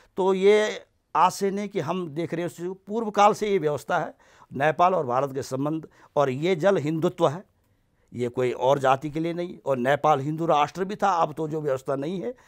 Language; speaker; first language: Hindi; native; Hindi